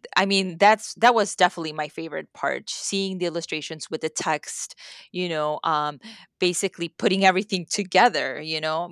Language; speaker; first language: English; non-native, fluent; Spanish